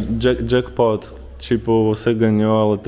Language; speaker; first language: Portuguese; non-native, learner; Russian